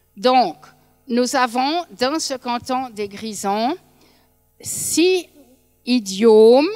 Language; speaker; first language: French; native; French